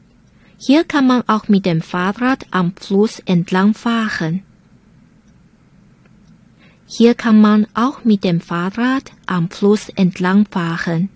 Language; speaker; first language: German; non-native, fluent; Chinese